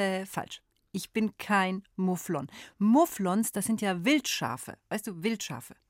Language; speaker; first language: German; native; German